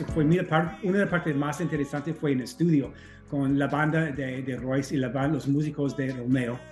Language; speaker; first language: Spanish; non-native, fluent; English